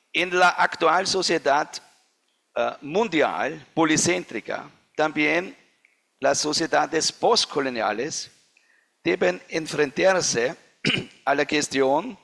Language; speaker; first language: Spanish; non-native, fluent; German